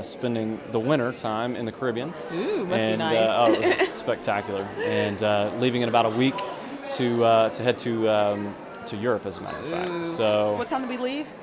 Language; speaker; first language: English; native; English